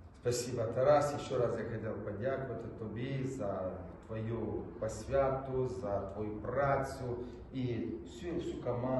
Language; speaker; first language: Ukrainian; non-native, local second language; Russian